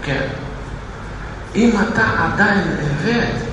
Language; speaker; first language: Hebrew; non-native, fluent; Russian